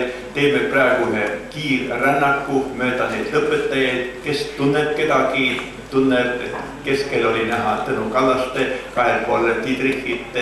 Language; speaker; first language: Estonian; native; Estonian